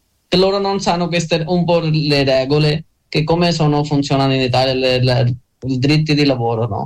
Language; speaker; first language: Italian; non-native, learner; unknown